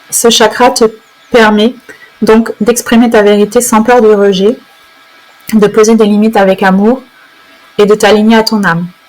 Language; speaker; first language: French; native; French